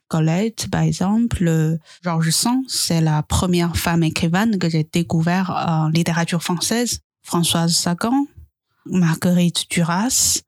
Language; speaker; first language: French; non-native, fluent; Chinese